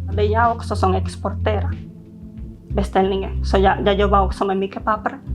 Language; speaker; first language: Swedish; non-native, fluent; Spanish